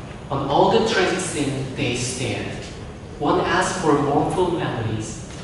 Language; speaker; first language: English; non-native, fluent; Korean